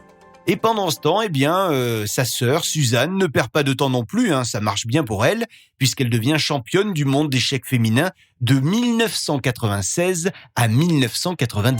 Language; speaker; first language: French; native; French